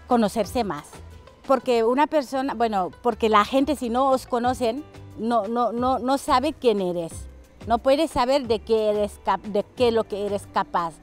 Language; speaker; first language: Spanish; non-native, fluent; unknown